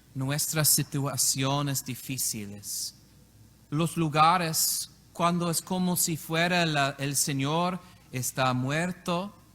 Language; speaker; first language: Spanish; non-native, learner; English